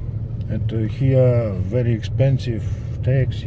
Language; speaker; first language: English; non-native, learner; Kazakh